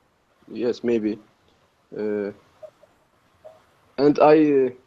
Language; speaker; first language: English; non-native, learner; Turkish